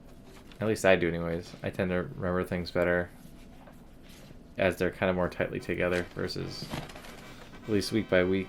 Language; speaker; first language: English; native; English